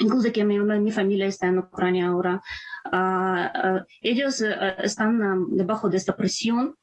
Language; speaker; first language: Spanish; non-native, fluent; Ukrainian